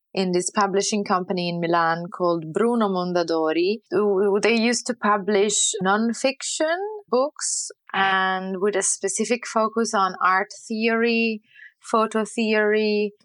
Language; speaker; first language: English; non-native, fluent; Italian